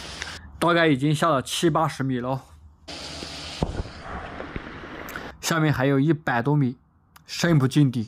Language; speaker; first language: Chinese; native; Chinese